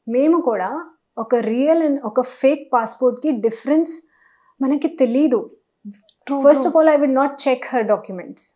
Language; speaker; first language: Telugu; non-native, learner; Hindi